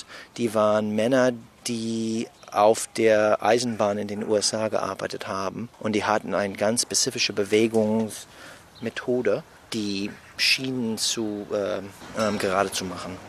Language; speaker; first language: German; non-native, fluent; English